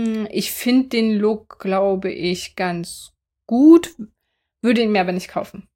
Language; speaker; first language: German; native; German